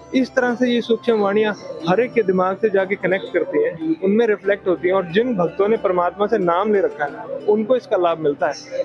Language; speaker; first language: Hindi; native; Hindi